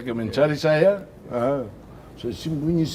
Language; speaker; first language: Indonesian; non-native, fluent; Tetum